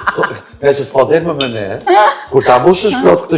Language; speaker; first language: Albanian; native; Albanian